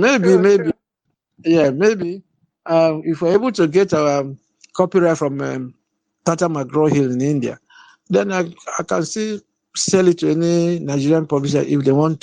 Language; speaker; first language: English; non-native, local second language; Igbo